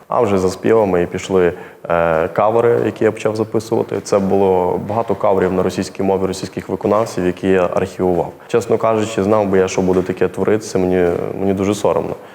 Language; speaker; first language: Ukrainian; native; Ukrainian